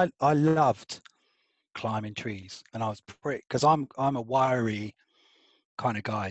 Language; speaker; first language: English; native; English